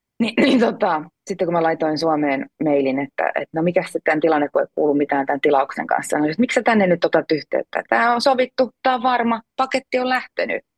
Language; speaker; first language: Finnish; native; Finnish